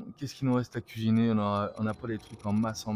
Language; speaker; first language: French; native; French